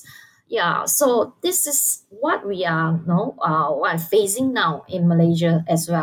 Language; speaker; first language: English; non-native, local second language; Chinese